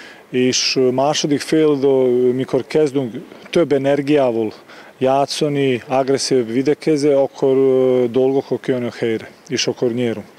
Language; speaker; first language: Hungarian; non-native, learner; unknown